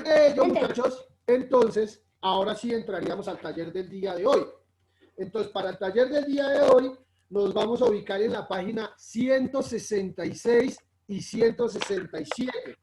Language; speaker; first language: Spanish; native; Spanish